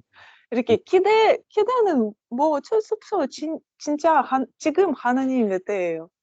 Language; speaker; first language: Korean; non-native, learner; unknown